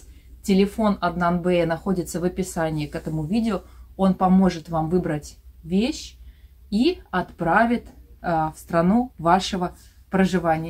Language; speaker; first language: Russian; native; Russian